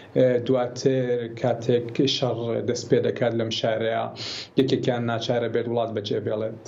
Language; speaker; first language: Central Kurdish; non-native, local second language; Gurani